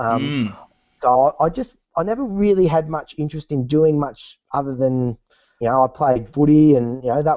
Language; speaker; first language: English; native; English